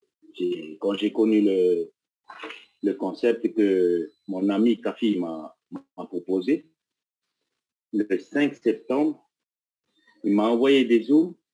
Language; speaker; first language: French; non-native, local second language; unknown